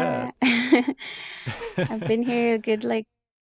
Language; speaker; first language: English; early bilingual, other home language; Spanish